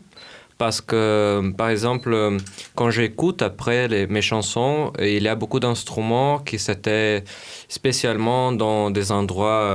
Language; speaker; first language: French; non-native, fluent; Portuguese